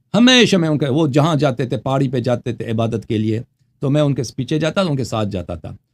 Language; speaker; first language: Urdu; non-native, fluent; Persian